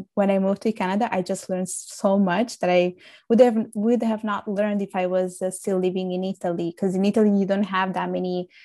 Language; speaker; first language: English; early bilingual, other home language; Italian